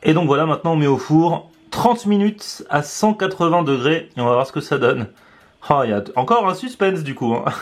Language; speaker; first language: French; native; French